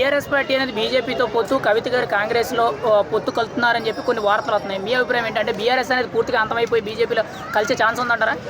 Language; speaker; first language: Telugu; native; Telugu